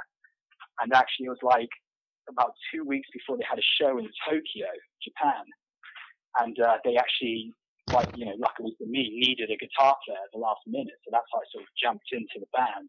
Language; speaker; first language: English; native; English